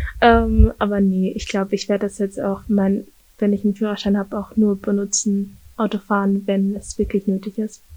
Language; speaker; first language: German; early bilingual, other home language; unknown